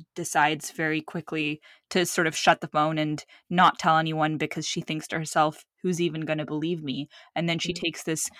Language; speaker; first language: English; early bilingual, other home language; Arabic